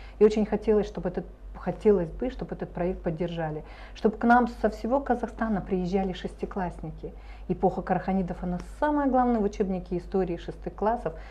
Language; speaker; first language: Russian; native; Russian